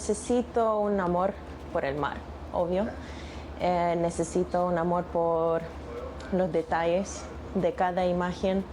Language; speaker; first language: Spanish; non-native, learner; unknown